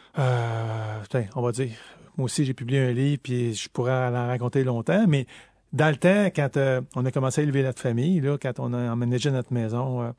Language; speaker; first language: French; native; French